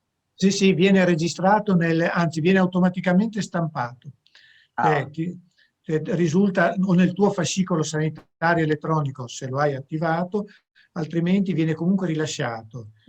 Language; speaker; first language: Italian; native; Italian